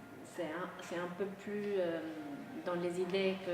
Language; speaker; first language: French; non-native, local second language; Spanish